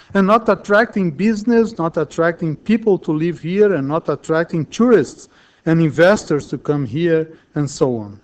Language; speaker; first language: English; non-native, fluent; Portuguese